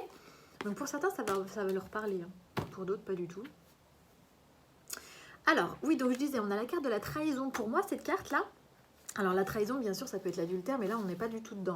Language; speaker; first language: French; native; French